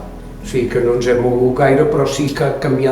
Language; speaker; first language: Catalan; native; Catalan